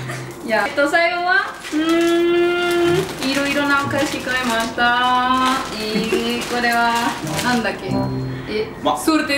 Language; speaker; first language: Japanese; non-native, learner; Spanish